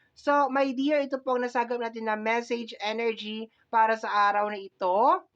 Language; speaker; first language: Filipino; native; Filipino